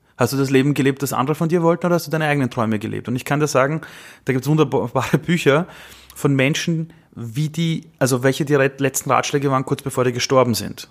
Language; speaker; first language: German; early bilingual, other home language; Persian